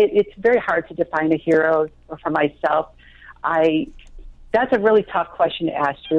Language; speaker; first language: English; native; English